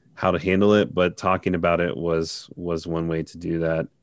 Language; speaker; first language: English; native; English